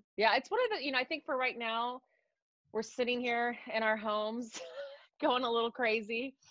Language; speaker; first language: English; native; English